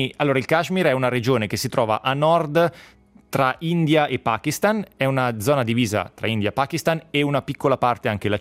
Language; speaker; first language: Italian; native; Italian